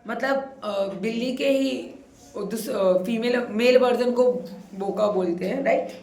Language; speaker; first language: Hindi; non-native, local second language; Marathi